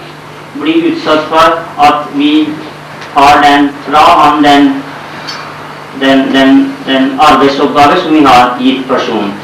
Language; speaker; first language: Norwegian; non-native, fluent; Urdu